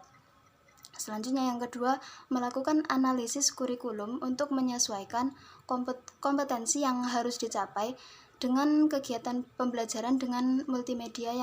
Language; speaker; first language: Indonesian; native; Indonesian